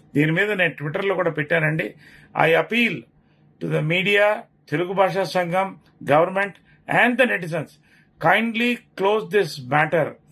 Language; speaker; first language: Telugu; native; Telugu